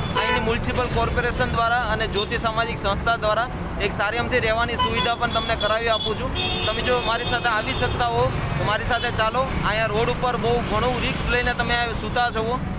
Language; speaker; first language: Gujarati; native; Gujarati